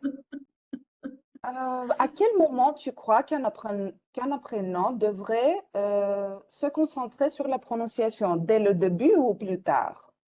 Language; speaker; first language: French; non-native, fluent; Greek